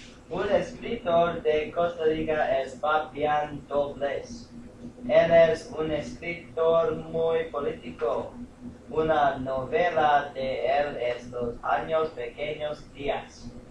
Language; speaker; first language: Spanish; non-native, learner; English